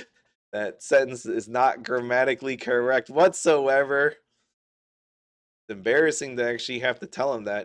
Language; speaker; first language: English; native; English